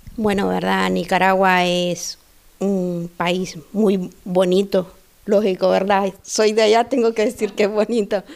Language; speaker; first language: Spanish; native; Spanish